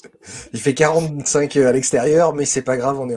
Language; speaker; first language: French; native; French